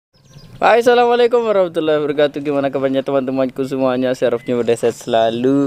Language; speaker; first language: Indonesian; native; Indonesian